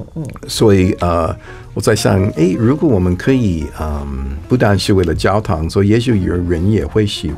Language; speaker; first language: Chinese; non-native, fluent; English